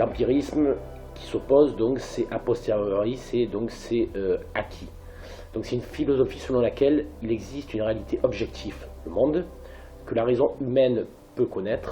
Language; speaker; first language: French; native; French